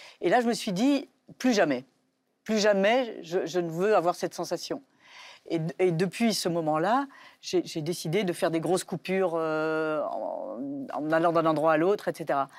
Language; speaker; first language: French; native; French